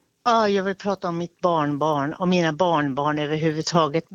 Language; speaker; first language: Swedish; native; Swedish